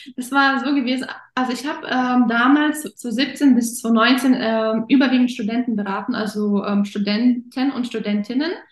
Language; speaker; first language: German; early bilingual, other home language; Russian